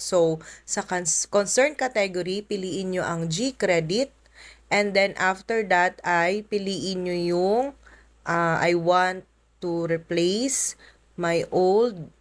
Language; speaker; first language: Filipino; native; Filipino